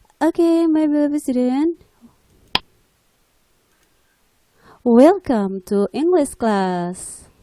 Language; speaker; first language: English; non-native, learner; Indonesian